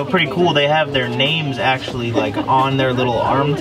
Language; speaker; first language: English; native; English